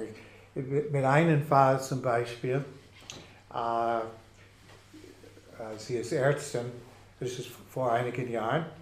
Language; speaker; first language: German; non-native, fluent; English